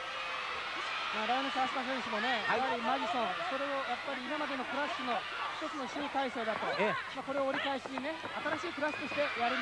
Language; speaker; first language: Japanese; native; Japanese